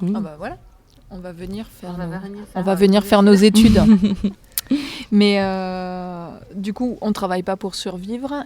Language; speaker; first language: French; native; French